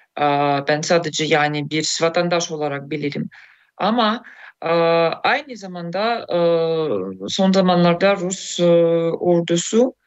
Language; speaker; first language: Turkish; non-native, fluent; Russian